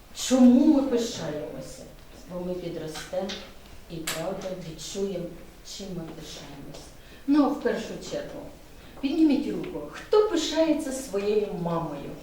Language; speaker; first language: Ukrainian; native; Ukrainian